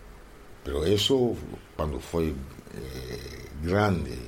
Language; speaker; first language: Spanish; non-native, learner; Lingala